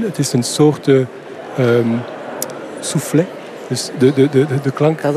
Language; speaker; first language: Dutch; non-native, fluent; French